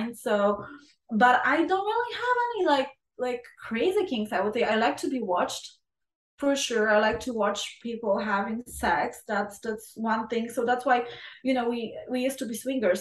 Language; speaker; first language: English; non-native, fluent; Italian